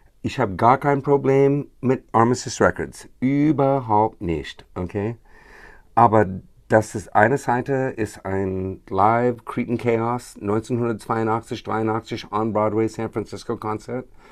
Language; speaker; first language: German; non-native, fluent; English